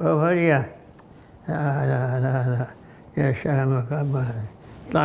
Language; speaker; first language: Hebrew; non-native, fluent; Arabic